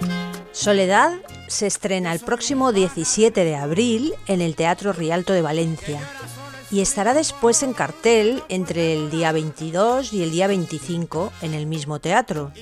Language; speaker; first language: Spanish; native; Spanish